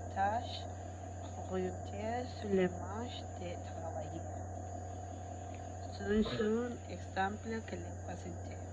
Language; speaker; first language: French; non-native, learner; Spanish